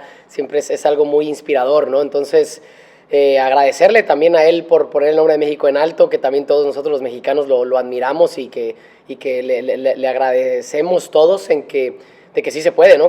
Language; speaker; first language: Spanish; native; Spanish